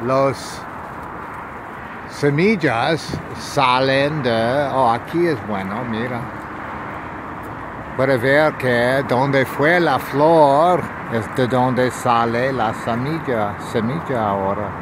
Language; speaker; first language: Spanish; non-native, learner; English